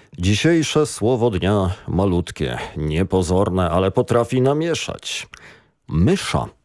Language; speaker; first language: Polish; native; Polish